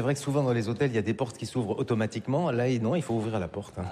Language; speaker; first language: French; native; French